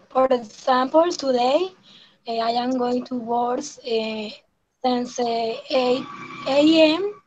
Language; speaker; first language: English; non-native, learner; Spanish